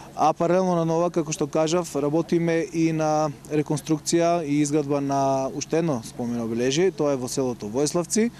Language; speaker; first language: Macedonian; native; Macedonian